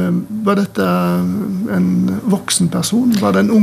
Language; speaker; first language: Norwegian; native; Norwegian